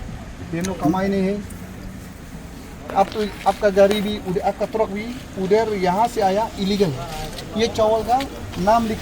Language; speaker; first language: Hindi; non-native, local second language; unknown